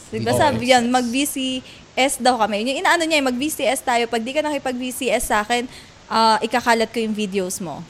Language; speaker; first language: Filipino; native; Filipino